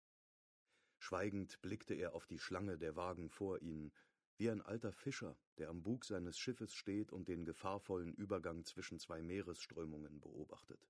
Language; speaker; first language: German; native; German